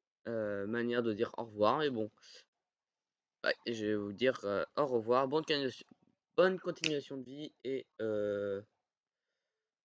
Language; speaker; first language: French; native; French